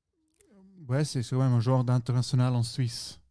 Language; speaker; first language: French; non-native, local second language; German